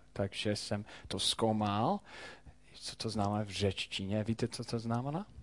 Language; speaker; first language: Czech; non-native, fluent; English